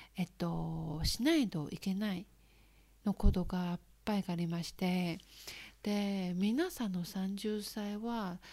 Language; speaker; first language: Japanese; non-native, learner; Chinese